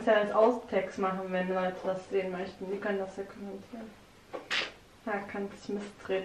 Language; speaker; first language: German; early bilingual, other home language; Turkish